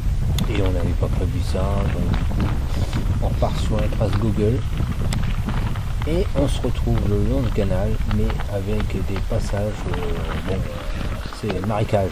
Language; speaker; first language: French; native; French